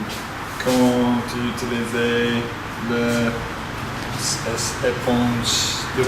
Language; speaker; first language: French; non-native, learner; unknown